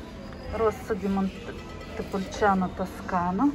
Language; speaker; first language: Italian; non-native, fluent; Russian